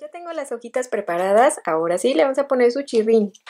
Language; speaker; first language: Spanish; native; Spanish